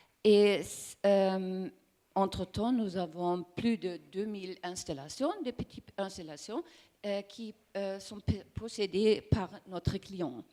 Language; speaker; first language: French; non-native, learner; German